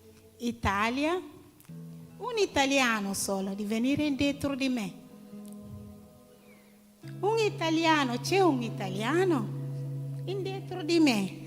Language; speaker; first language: Italian; non-native, learner; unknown